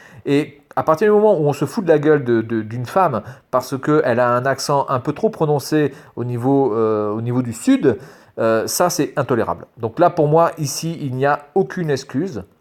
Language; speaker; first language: French; native; French